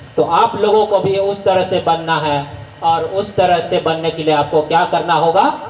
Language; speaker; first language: Hindi; non-native, local second language; Marathi